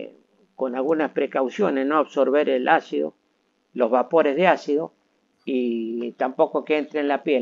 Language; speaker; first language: Spanish; native; Spanish